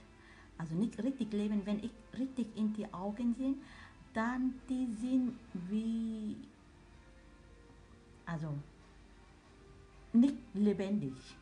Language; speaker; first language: German; non-native, learner; Vietnamese